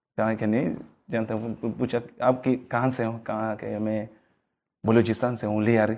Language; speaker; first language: Urdu; non-native, learner; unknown